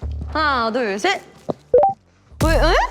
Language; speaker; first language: Korean; native; Korean